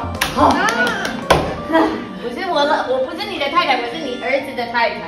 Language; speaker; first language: Chinese; non-native, fluent; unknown